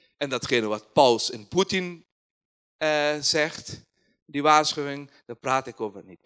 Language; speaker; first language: Dutch; non-native, fluent; Persian